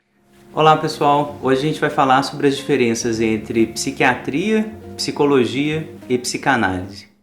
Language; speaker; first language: Portuguese; native; Portuguese